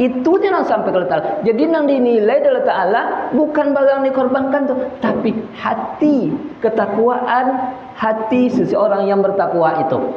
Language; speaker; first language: Malay; native; Malay